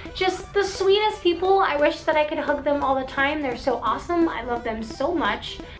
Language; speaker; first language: English; native; English